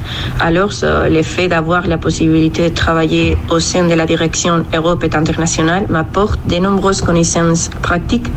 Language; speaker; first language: French; non-native, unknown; Spanish